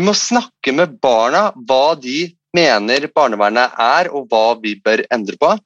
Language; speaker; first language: Norwegian; non-native, fluent; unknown